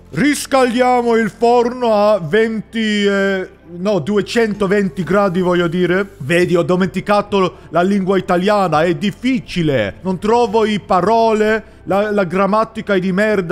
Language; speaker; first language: Italian; non-native, learner; English